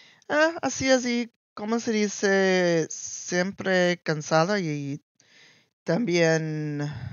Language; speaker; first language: Spanish; non-native, learner; English